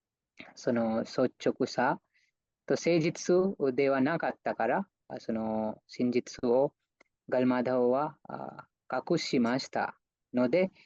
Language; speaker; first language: Japanese; non-native, fluent; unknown